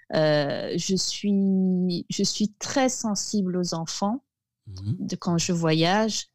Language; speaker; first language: French; native; French